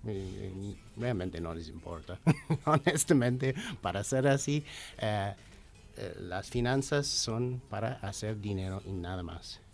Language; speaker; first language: Spanish; non-native, fluent; English